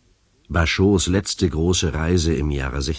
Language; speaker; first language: German; native; German